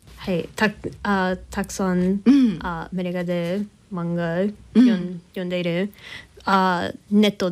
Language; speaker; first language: Japanese; non-native, learner; English